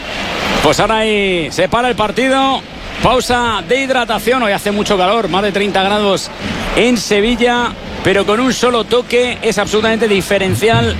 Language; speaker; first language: Spanish; native; Spanish